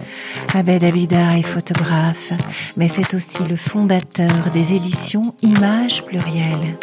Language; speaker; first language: French; native; French